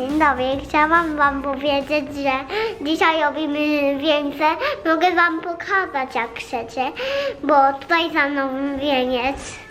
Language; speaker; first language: Polish; early bilingual, heritage; Polish